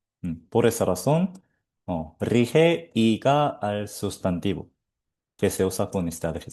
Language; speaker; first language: Spanish; non-native, fluent; Korean